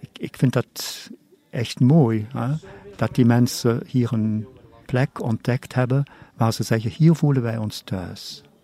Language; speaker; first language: Dutch; non-native, local second language; German